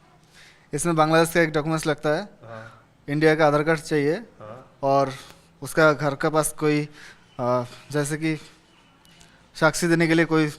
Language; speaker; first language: Hindi; non-native, local second language; Bangla